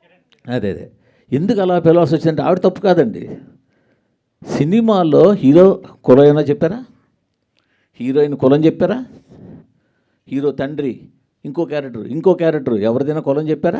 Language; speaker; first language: Telugu; native; Telugu